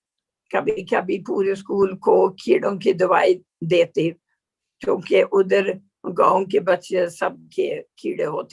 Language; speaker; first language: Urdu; non-native, learner; Swedish